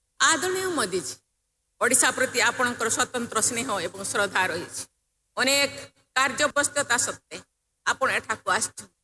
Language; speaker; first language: Odia; non-native, local second language; Santali